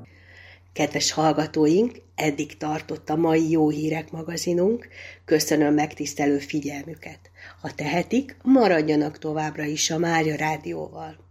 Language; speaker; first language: Hungarian; native; Hungarian